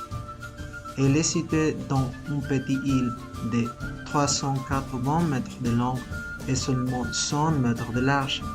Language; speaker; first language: French; non-native, learner; Spanish